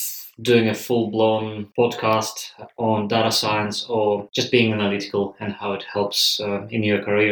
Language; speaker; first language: English; non-native, fluent; Russian